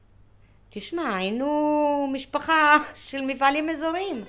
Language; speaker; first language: Hebrew; early bilingual, other home language; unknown